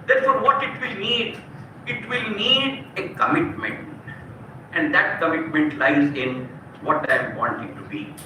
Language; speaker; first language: English; non-native, local second language; Hindi